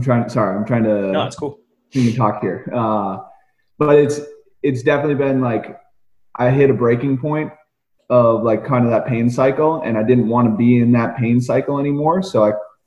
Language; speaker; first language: English; native; English